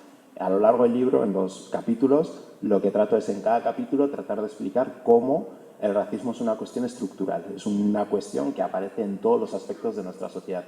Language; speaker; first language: Spanish; early bilingual, other home language; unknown